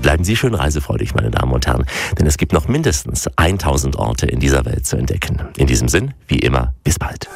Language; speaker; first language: German; native; German